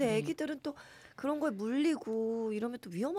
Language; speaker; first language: Korean; native; Korean